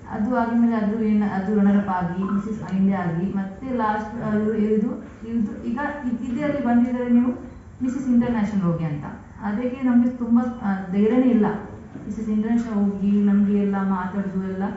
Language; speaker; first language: Kannada; non-native, local second language; Tulu